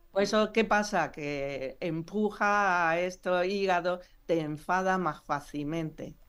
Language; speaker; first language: Spanish; non-native, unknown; Chinese